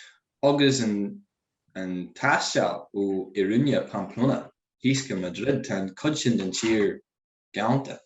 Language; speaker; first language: Irish; non-native, local second language; English